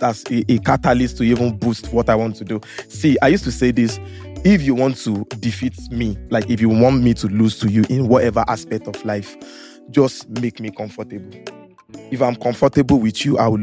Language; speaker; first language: English; non-native, local second language; Yoruba